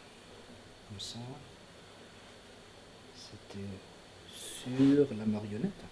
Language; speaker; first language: French; non-native, fluent; German